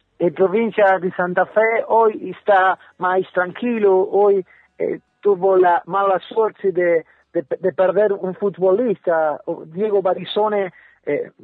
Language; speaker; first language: Portuguese; non-native, learner; Spanish